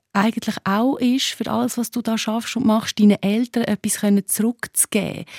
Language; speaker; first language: German; native; German